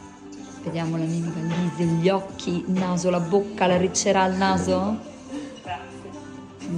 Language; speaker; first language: Italian; native; Italian